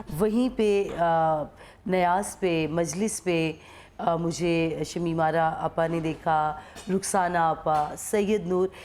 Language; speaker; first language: Urdu; non-native, local second language; Punjabi